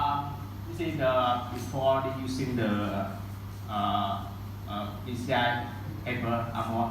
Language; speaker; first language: English; non-native, learner; Vietnamese